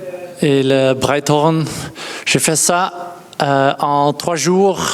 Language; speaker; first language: French; non-native, learner; Dutch